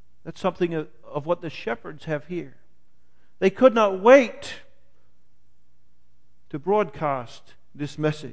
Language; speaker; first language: English; native; English